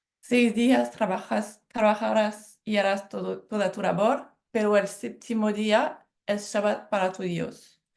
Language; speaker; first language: Spanish; non-native, fluent; French